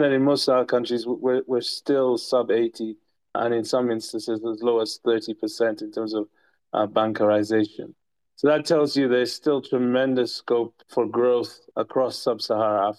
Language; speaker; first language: English; non-native, local second language; Ganda